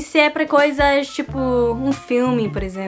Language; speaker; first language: Portuguese; non-native, fluent; English